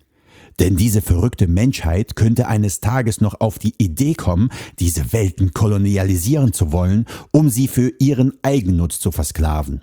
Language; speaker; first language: German; native; German